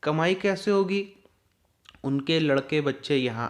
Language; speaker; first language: Hindi; native; Hindi